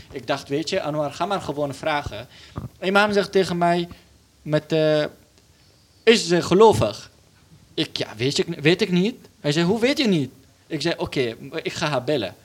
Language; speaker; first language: Dutch; non-native, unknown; Arabic